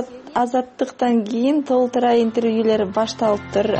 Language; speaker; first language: Kyrgyz; non-native, fluent; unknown